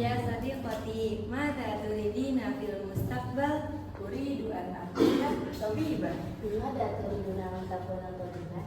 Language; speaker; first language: Arabic; non-native, learner; Indonesian